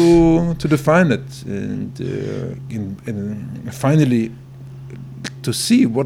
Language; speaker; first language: English; non-native, fluent; Yiddish